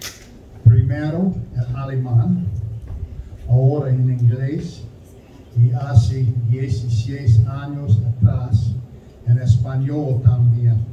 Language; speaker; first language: Spanish; non-native, learner; German